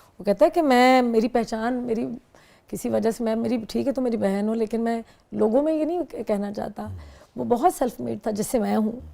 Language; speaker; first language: Urdu; non-native, local second language; Punjabi